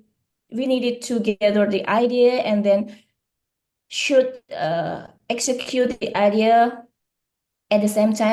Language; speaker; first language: English; non-native, learner; Indonesian